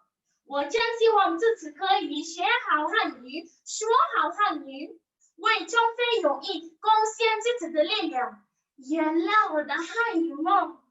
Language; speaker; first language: Chinese; non-native, learner; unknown